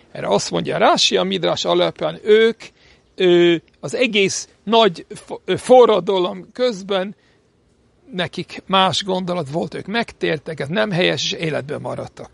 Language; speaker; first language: Hungarian; non-native, fluent; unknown